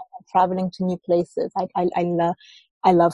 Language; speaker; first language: English; native; English